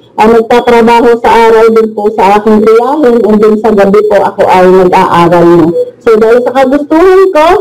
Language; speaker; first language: Filipino; native; Filipino